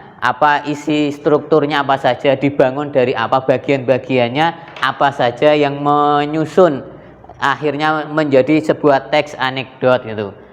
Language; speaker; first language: Indonesian; native; Indonesian